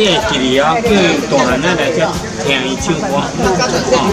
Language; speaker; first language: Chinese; non-native, local second language; Min Nan Chinese